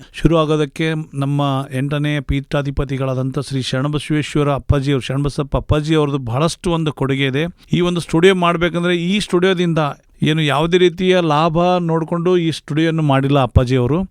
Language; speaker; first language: Kannada; native; Kannada